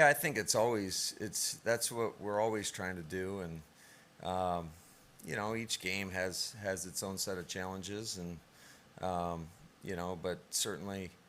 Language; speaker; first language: English; native; English